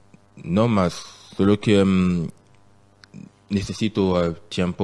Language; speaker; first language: Spanish; non-native, learner; French